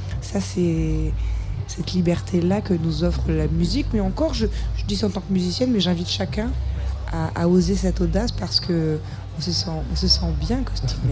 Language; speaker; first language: French; native; French